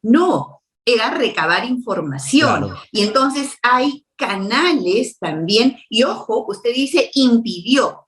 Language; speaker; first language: Spanish; native; Spanish